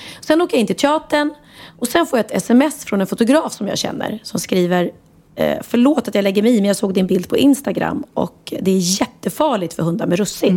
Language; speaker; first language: Swedish; native; Swedish